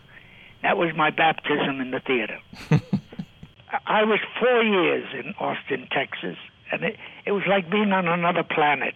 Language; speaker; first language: English; native; English